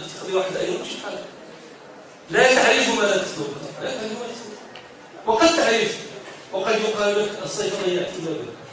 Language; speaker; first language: Arabic; native; Arabic